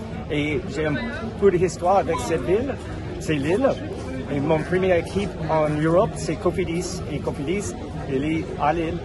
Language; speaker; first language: French; non-native, fluent; English